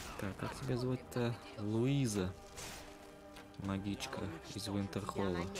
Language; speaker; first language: Russian; native; Russian